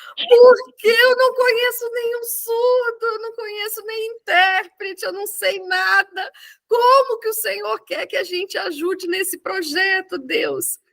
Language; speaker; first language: Portuguese; native; Portuguese